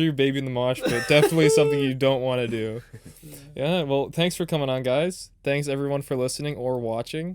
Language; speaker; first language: English; native; English